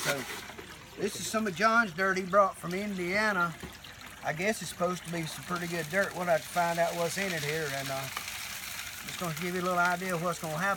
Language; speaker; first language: English; native; English